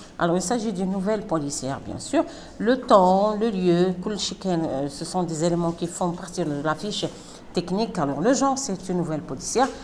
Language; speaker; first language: French; non-native, local second language; Arabic